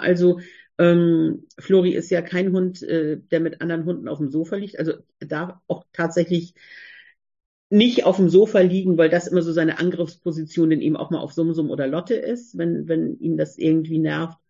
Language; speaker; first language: German; native; German